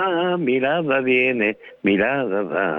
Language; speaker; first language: Spanish; native; Spanish